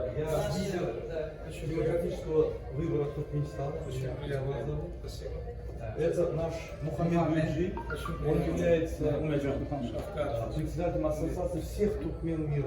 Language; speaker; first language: Russian; non-native, local second language; Turkmen